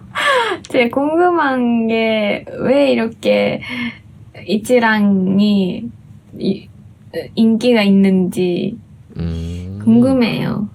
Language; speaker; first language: Korean; non-native, fluent; Japanese